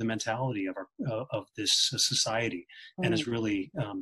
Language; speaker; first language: English; native; English